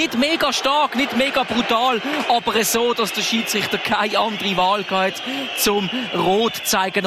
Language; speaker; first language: German; native; German